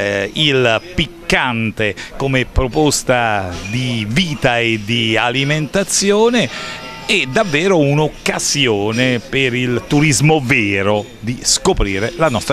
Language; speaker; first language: Italian; native; Italian